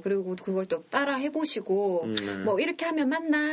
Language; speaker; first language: Korean; native; Korean